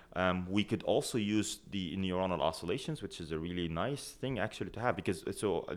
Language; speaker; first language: English; non-native, fluent; Arabic